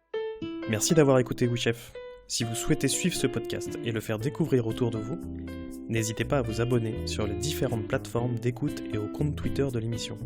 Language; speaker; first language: French; native; French